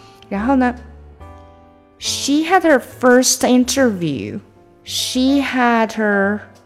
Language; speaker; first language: English; non-native, fluent; Chinese